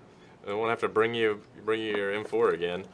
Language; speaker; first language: English; native; English